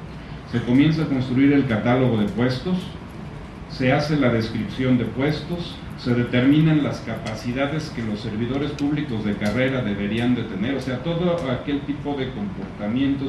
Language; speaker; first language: Spanish; native; Spanish